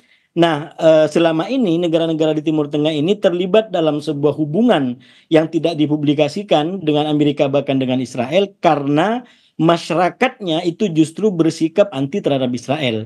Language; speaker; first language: Indonesian; native; Indonesian